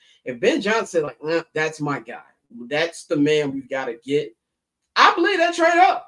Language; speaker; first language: English; native; English